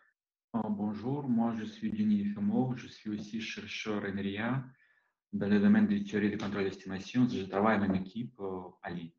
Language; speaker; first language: French; non-native, fluent; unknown